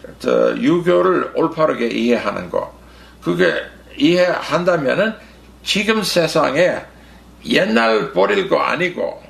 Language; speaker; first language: Korean; non-native, fluent; English